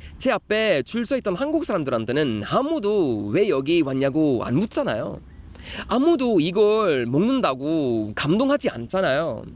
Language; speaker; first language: Korean; non-native, fluent; Swedish